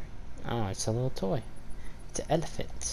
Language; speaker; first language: English; native; English